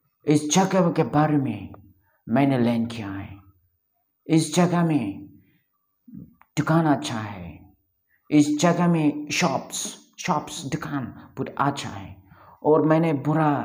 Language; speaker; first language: Hindi; non-native, local second language; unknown